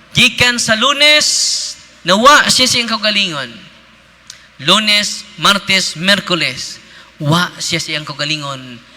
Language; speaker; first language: Cebuano; native; Cebuano